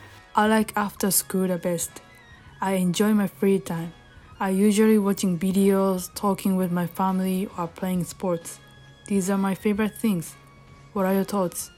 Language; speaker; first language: English; non-native, learner; Japanese